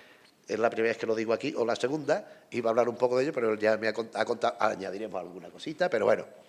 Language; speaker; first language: Spanish; native; Spanish